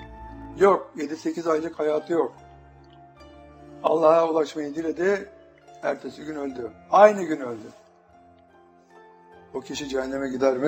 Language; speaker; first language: Turkish; native; Turkish